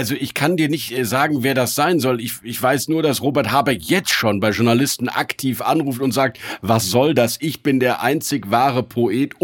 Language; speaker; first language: German; native; German